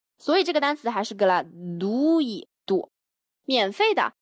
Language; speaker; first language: Chinese; native; Chinese